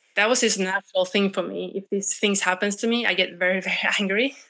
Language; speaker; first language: English; non-native, fluent; Swedish